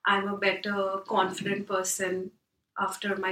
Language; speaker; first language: English; non-native, local second language; Hindi